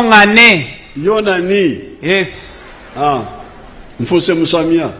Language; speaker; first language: Swahili; non-native, local second language; Nyankole